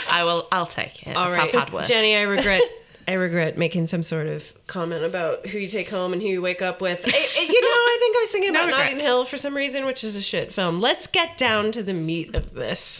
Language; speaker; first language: English; native; English